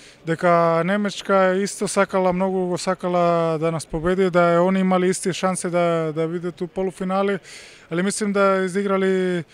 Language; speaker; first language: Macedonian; non-native, learner; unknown